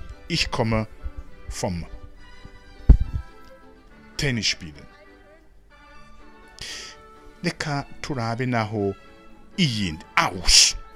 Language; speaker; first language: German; non-native, fluent; Rundi